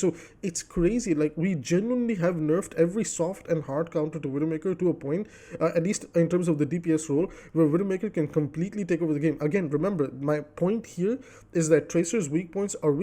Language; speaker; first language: English; native; English